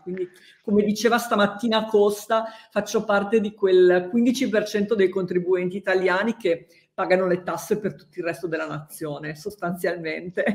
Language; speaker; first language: Italian; native; Italian